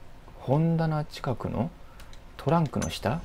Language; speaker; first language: Japanese; native; Japanese